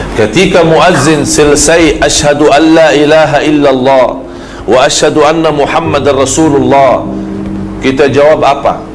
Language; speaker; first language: Malay; non-native, fluent; Arabic